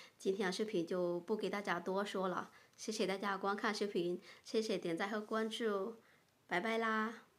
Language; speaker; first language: Chinese; non-native, fluent; Lao